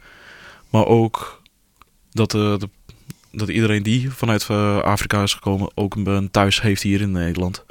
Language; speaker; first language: Dutch; non-native, fluent; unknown